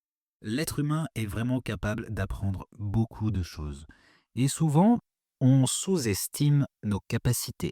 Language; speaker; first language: French; native; French